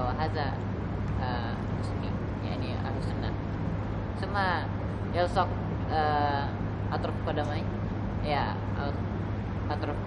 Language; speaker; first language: Arabic; non-native, learner; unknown